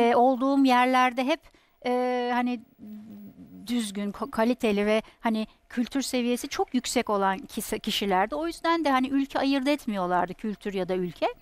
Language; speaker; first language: Turkish; native; Turkish